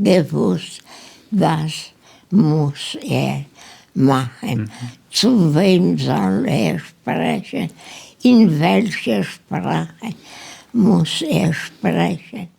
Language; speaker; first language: German; non-native, learner; Polish